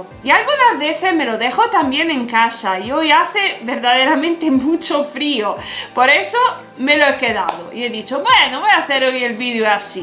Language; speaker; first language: Spanish; non-native, fluent; Italian